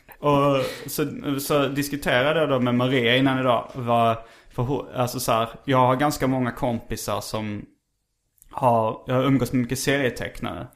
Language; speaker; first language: Swedish; native; Swedish